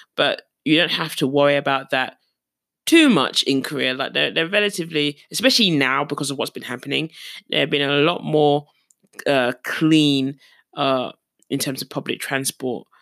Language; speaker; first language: English; native; English